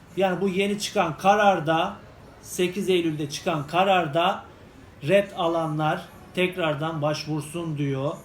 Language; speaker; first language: Turkish; native; Turkish